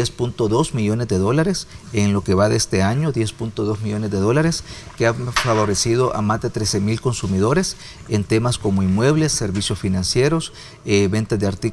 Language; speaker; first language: Spanish; native; Spanish